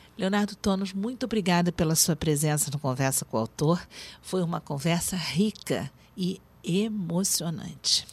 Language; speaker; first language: Portuguese; native; Portuguese